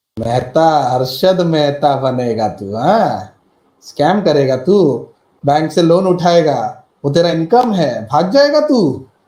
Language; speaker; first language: Hindi; native; Hindi